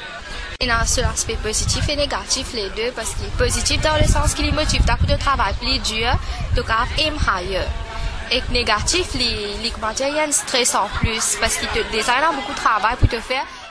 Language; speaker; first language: French; non-native, local second language; Morisyen